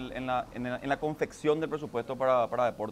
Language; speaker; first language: Spanish; native; Spanish